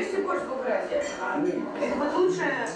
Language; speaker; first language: Russian; native; Russian